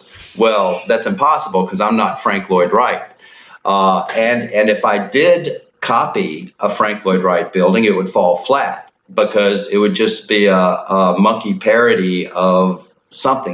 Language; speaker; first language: English; native; English